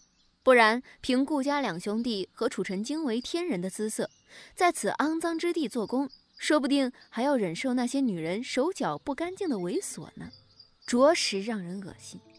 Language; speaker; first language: Chinese; native; Chinese